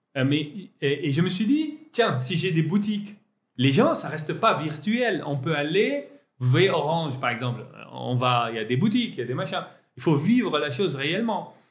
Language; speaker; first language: French; non-native, local second language; Arabic